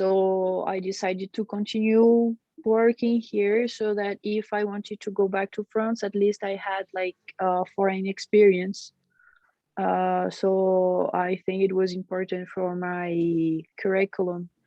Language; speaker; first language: English; non-native, fluent; French